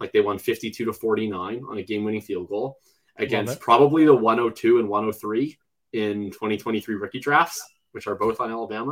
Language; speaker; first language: English; native; English